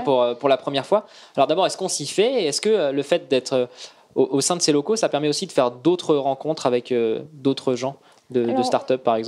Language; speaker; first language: French; native; French